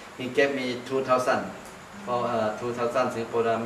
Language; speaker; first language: English; non-native, learner; Thai